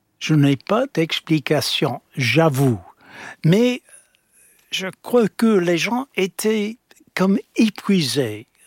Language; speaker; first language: French; non-native, fluent; English